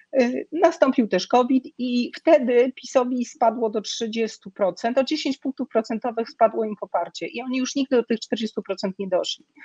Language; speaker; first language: Polish; native; Polish